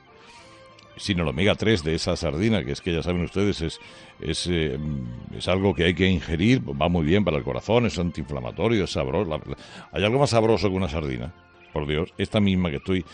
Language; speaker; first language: Spanish; native; Spanish